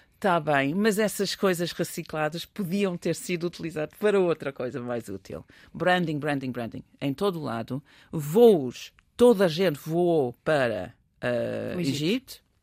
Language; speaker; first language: Portuguese; non-native, fluent; English